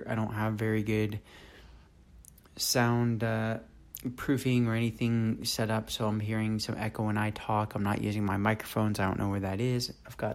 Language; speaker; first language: English; native; English